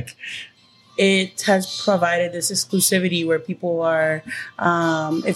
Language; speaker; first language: English; native; English